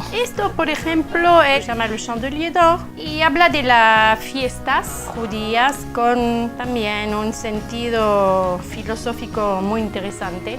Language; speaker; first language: Spanish; non-native, fluent; French